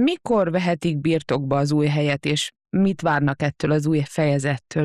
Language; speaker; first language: Hungarian; native; Hungarian